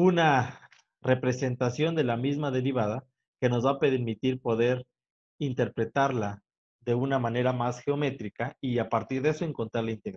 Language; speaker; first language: Spanish; native; Spanish